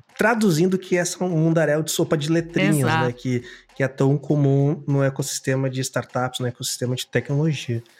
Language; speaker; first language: Portuguese; native; Portuguese